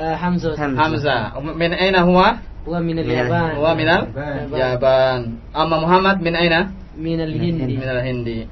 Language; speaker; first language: Arabic; non-native, fluent; Indonesian